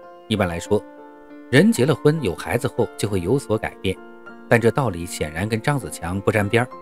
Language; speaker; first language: Chinese; native; Chinese